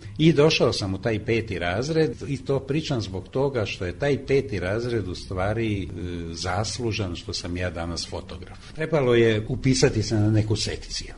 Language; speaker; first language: Serbian; non-native, local second language; Hungarian